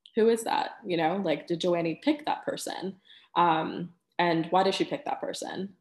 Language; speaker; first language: English; early bilingual, other home language; Spanish